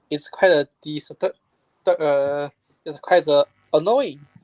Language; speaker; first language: English; non-native, learner; Chinese